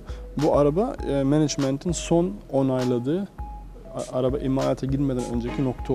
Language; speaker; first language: Turkish; native; Turkish